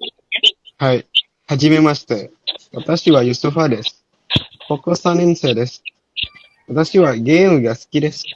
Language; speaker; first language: Japanese; non-native, learner; Indonesian